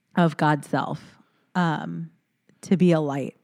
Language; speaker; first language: English; early bilingual, other home language; Filipino